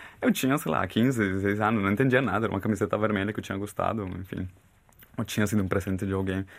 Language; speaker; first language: Portuguese; non-native, fluent; Spanish